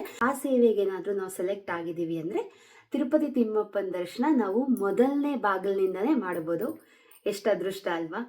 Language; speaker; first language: Kannada; native; Kannada